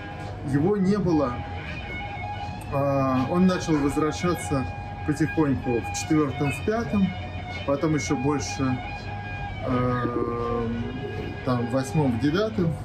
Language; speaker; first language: Russian; native; Russian